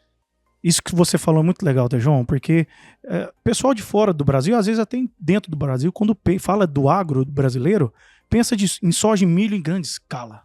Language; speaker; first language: Portuguese; native; Portuguese